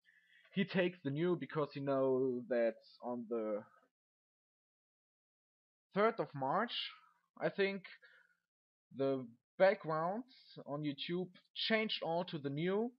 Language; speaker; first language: English; non-native, learner; German